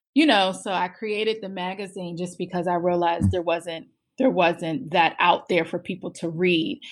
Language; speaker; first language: English; native; English